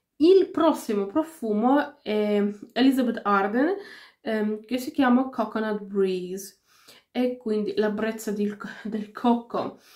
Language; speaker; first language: Italian; non-native, fluent; Finnish